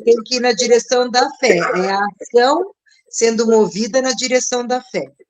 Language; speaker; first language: Portuguese; native; Portuguese